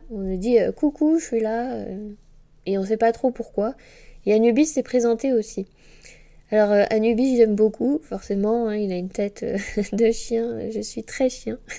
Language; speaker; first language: French; native; French